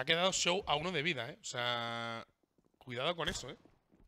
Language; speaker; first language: Spanish; native; Spanish